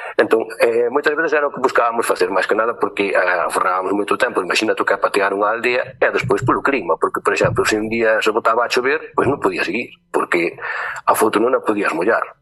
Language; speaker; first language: Galician; native; Galician